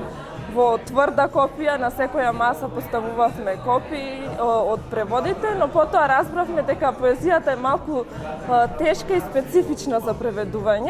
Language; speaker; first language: Macedonian; non-native, local second language; Albanian